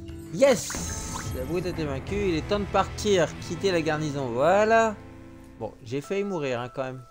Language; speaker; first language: French; native; French